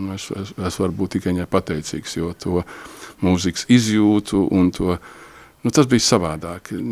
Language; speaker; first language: Latvian; native; Latvian